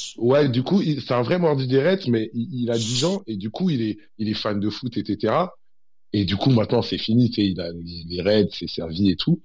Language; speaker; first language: French; early bilingual, other home language; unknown